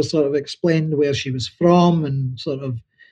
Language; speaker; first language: English; native; English